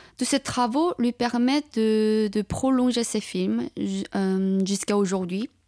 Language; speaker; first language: French; non-native, fluent; Chinese